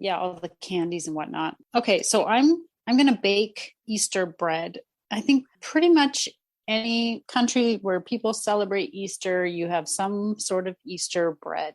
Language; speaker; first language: English; native; English